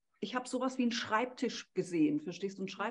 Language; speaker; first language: German; native; German